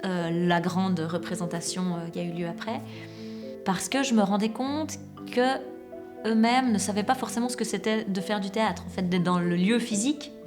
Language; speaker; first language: French; native; French